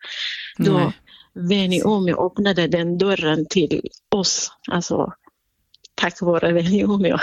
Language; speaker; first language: Swedish; non-native, fluent; Kurdish